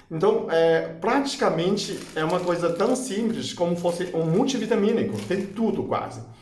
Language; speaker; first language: Portuguese; non-native, fluent; Chinese